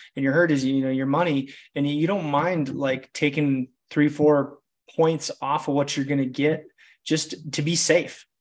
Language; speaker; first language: English; native; English